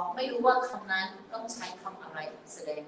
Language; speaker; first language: Thai; native; Thai